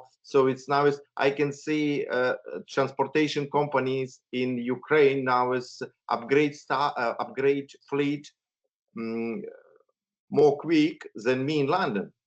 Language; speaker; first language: English; non-native, fluent; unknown